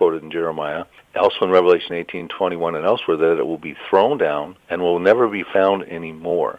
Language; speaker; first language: English; native; English